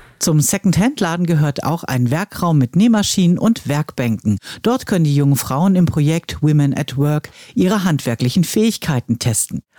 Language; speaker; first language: German; native; German